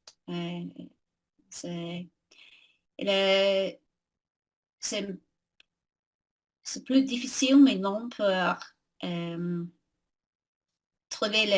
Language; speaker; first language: French; non-native, learner; English